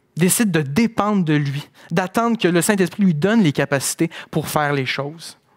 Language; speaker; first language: French; native; French